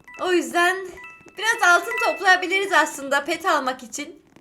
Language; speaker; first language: Turkish; native; Turkish